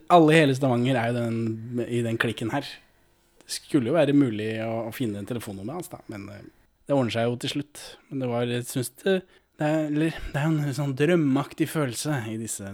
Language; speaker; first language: Norwegian; native; Norwegian